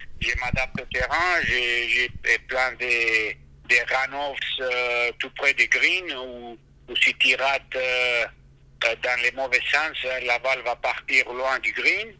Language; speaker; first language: French; non-native, fluent; Spanish